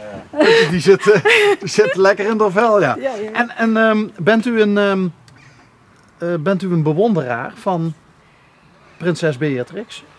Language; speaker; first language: Dutch; native; Dutch